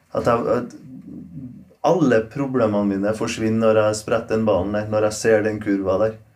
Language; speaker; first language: Norwegian; non-native, local second language; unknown